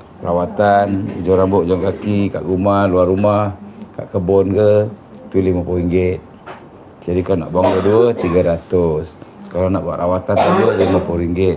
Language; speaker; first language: Malay; native; Malay